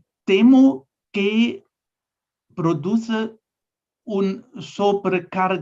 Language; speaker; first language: Spanish; non-native, fluent; German